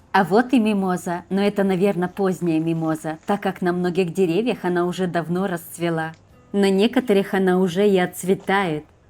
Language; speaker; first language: Russian; native; Russian